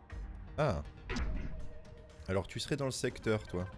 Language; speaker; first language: French; native; French